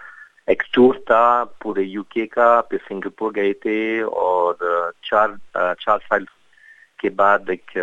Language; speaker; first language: Hindi; non-native, fluent; French